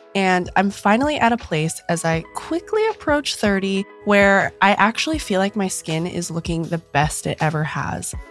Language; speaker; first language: English; native; English